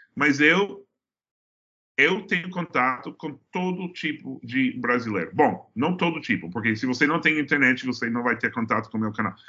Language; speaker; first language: Portuguese; non-native, fluent; English